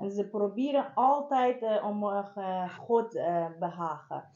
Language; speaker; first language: Dutch; non-native, learner; Persian